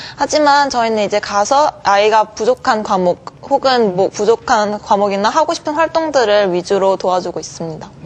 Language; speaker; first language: Korean; native; Korean